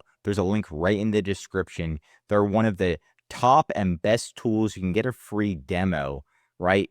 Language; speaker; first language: English; native; English